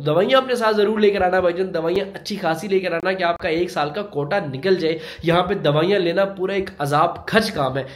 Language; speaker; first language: Urdu; non-native, local second language; Punjabi